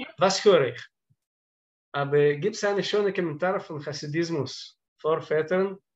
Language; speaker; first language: German; non-native, fluent; Russian